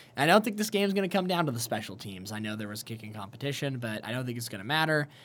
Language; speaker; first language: English; native; English